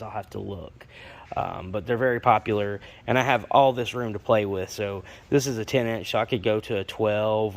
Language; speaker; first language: English; native; English